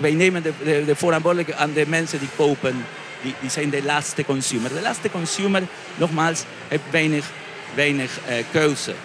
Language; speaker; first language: Dutch; non-native, fluent; Spanish